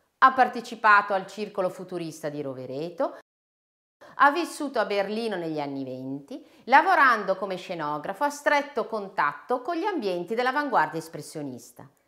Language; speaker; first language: Italian; native; Italian